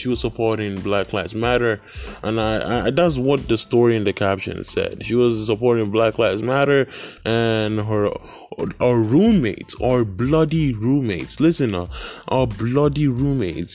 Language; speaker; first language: English; non-native, local second language; Yoruba